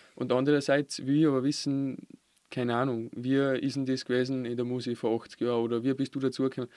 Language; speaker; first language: German; early bilingual, other home language; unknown